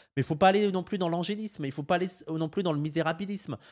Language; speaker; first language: French; native; French